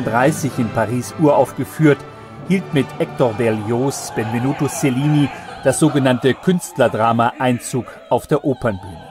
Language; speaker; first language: German; native; German